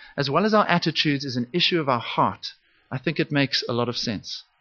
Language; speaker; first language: English; native; English